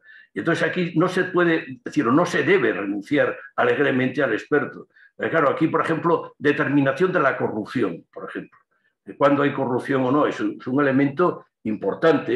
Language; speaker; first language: Spanish; native; Spanish